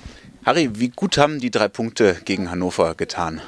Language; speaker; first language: German; native; German